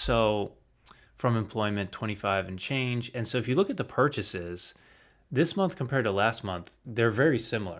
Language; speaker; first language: English; native; English